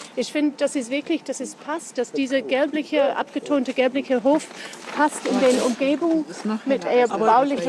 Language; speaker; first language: German; non-native, fluent; English